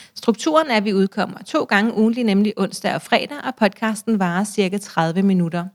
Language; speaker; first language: Danish; native; Danish